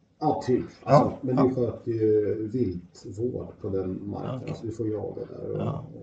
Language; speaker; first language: Swedish; native; Swedish